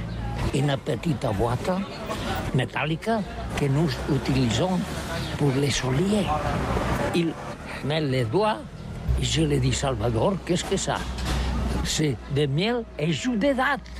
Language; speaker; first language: French; non-native, learner; Catalan